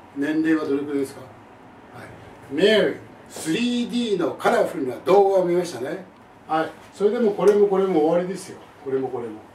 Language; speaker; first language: Japanese; native; Japanese